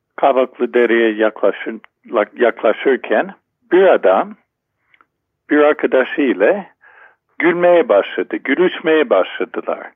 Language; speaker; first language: Turkish; non-native, fluent; English